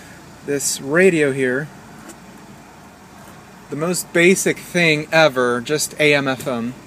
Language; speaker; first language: English; native; English